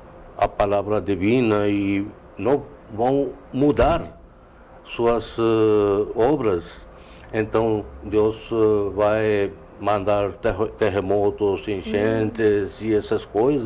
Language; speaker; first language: Portuguese; non-native, learner; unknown